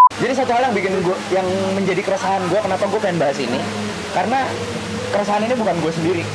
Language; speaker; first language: Indonesian; native; Indonesian